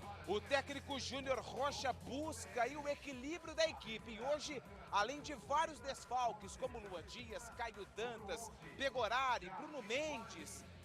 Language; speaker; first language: Portuguese; native; Portuguese